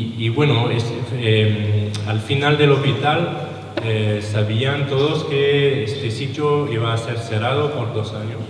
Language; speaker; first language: Spanish; non-native, learner; French